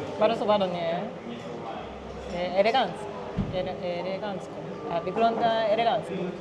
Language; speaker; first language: Polish; non-native, learner; Japanese